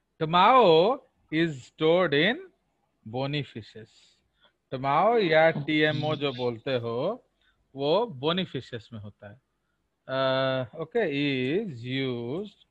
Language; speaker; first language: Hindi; non-native, local second language; Odia